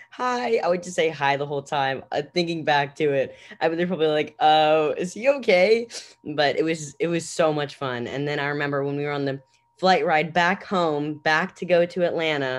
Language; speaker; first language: English; native; English